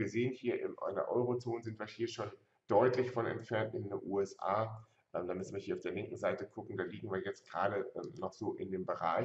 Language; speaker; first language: German; native; German